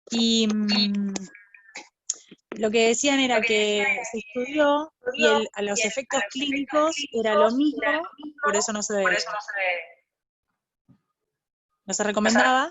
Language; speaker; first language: Spanish; native; Spanish